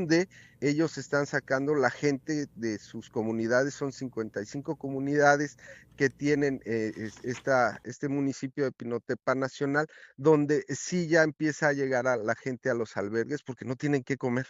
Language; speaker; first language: Spanish; native; Spanish